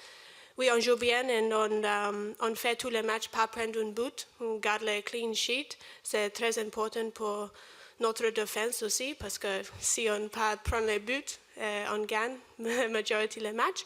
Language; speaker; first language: French; non-native, learner; English